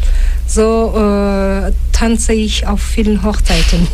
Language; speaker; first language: German; non-native, fluent; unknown